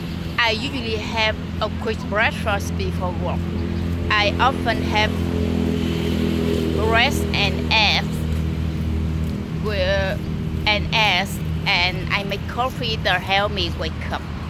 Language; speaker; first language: English; non-native, learner; Vietnamese